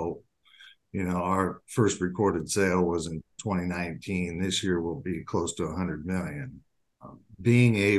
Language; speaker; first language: English; native; English